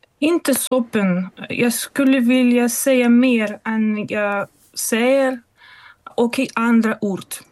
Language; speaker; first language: Swedish; non-native, fluent; Russian